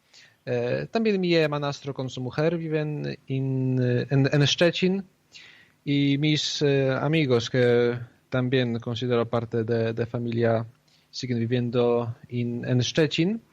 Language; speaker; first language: Spanish; non-native, fluent; Polish